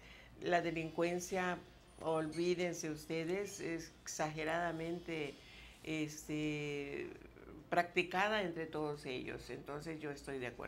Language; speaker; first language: Spanish; native; Spanish